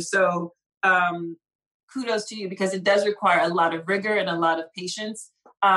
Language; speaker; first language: English; native; English